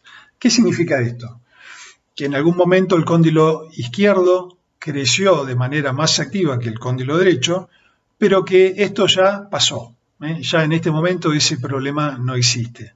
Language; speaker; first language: Spanish; native; Spanish